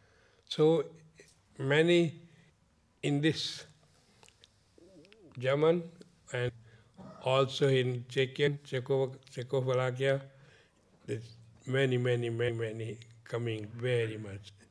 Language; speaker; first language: English; non-native, learner; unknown